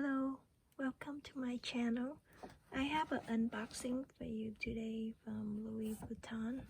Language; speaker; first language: English; non-native, learner; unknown